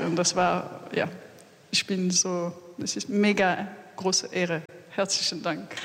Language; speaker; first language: German; non-native, learner; French